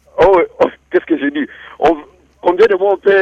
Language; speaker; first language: French; non-native, local second language; Swahili